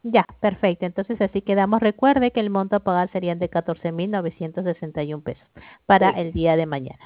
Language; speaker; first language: Spanish; native; Spanish